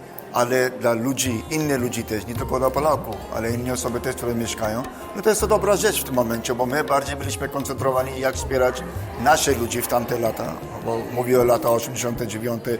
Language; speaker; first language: Polish; non-native, fluent; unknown